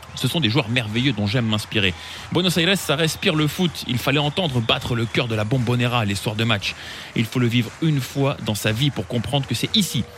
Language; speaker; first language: French; non-native, fluent; Spanish